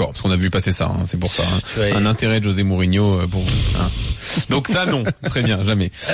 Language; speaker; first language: French; native; French